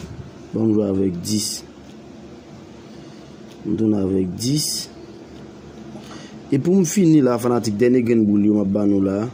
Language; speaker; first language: French; non-native, local second language; Haitian Creole